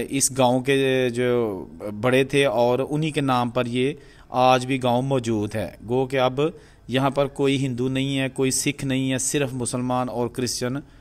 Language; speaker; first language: Urdu; non-native, local second language; Punjabi